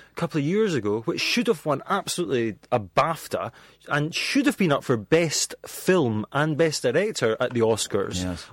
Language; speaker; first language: English; native; English